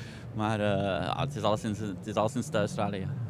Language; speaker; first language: Dutch; native; Dutch